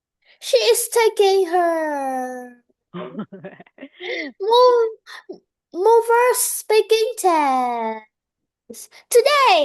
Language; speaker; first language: English; non-native, learner; Vietnamese